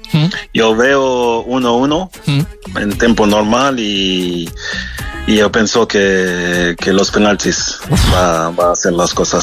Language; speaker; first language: Spanish; non-native, fluent; French